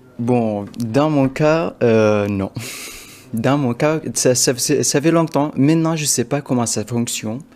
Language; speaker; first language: French; non-native, fluent; Arabic